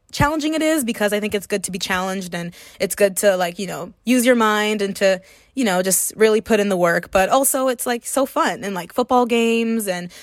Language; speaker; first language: English; native; English